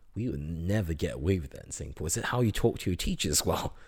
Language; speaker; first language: English; native; English